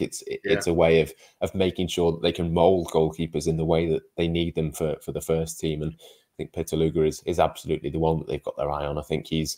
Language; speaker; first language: English; native; English